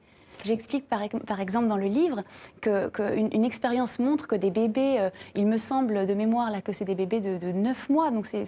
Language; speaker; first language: French; native; French